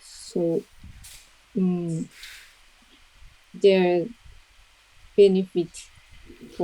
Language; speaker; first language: English; non-native, learner; Japanese